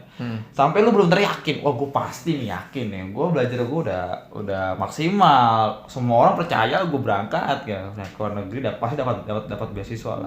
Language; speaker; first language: Indonesian; native; Indonesian